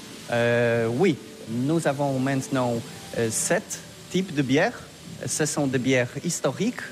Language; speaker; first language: French; non-native, learner; Polish